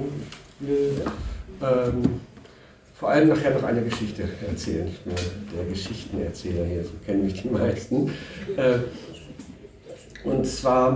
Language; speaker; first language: German; native; German